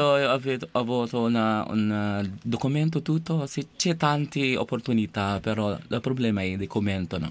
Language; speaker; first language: Italian; non-native, learner; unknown